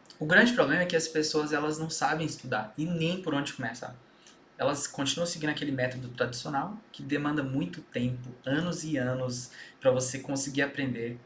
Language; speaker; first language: Portuguese; early bilingual, heritage; Portuguese